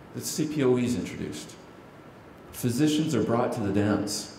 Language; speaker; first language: English; native; English